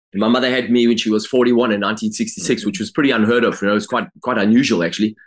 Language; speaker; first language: English; native; English